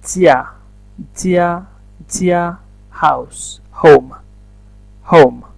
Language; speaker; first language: Chinese; non-native, learner; Urdu